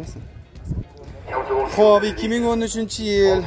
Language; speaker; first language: Turkish; non-native, learner; Uzbek